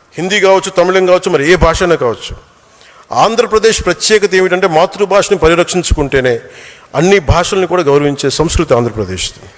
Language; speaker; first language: Telugu; native; Telugu